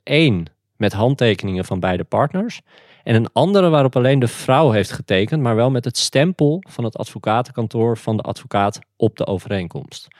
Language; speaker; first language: Dutch; native; Dutch